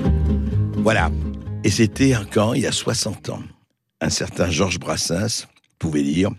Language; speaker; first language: French; native; French